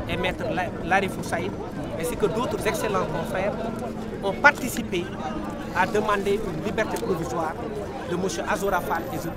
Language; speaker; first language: French; non-native, local second language; Wolof